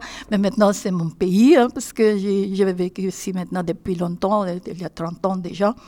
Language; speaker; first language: French; non-native, learner; Filipino